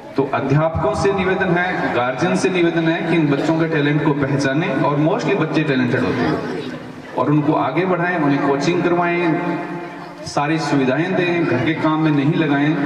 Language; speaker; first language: Hindi; native; Hindi